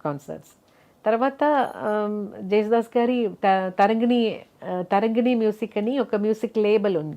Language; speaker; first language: Telugu; non-native, local second language; Malayalam